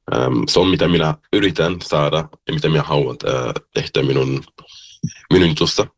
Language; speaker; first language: Finnish; early bilingual, heritage; German